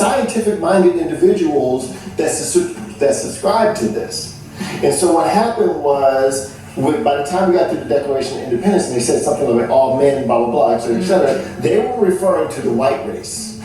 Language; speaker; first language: English; native; English